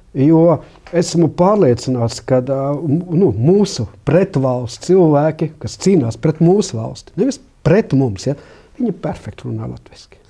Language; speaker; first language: Latvian; non-native, local second language; Russian